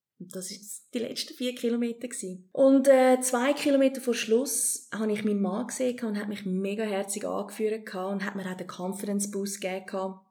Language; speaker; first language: German; early bilingual, heritage; German